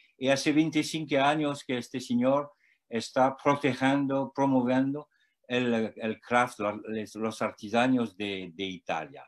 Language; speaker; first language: Spanish; non-native, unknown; French